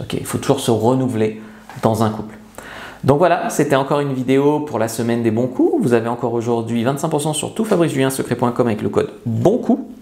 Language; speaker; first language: French; native; French